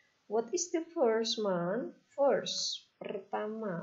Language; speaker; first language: English; non-native, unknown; Indonesian